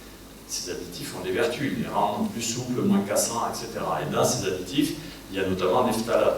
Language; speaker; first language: French; native; French